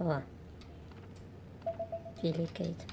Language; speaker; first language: Russian; native; Russian